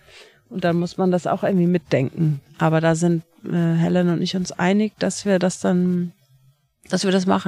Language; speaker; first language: German; native; German